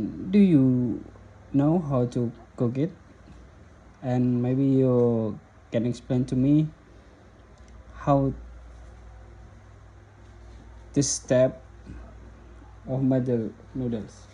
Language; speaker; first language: English; non-native, learner; Indonesian